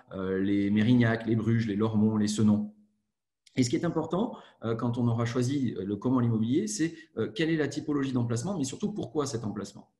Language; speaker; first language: French; native; French